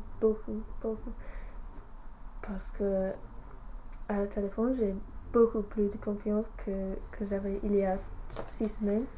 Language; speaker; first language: French; non-native, learner; English